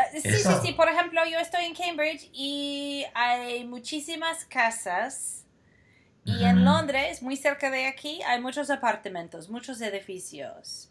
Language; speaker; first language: Spanish; non-native, fluent; English